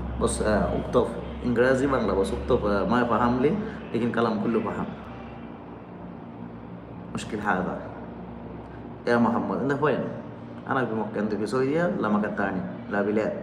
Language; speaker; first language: Arabic; non-native, learner; Bangla